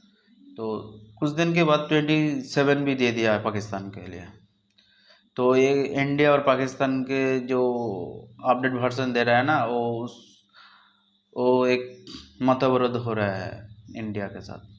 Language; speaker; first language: Hindi; non-native, local second language; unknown